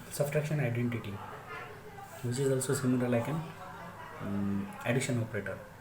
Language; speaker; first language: Hindi; non-native, local second language; Marathi